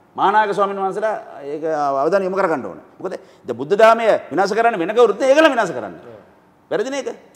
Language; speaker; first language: Sinhala; non-native, local second language; Tamil